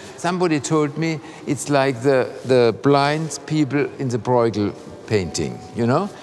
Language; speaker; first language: English; non-native, fluent; German